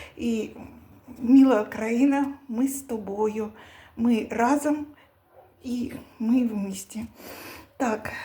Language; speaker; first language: Ukrainian; non-native, local second language; Russian